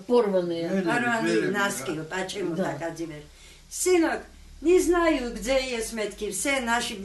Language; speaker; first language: Russian; non-native, local second language; Georgian